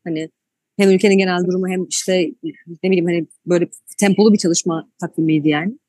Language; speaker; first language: Turkish; native; Turkish